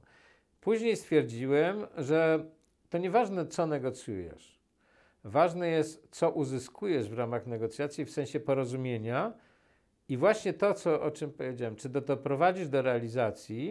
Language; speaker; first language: Polish; native; Polish